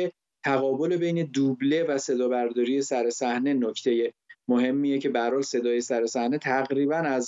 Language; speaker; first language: Persian; native; Persian